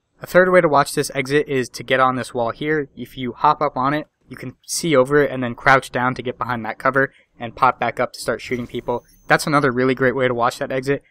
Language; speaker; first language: English; native; English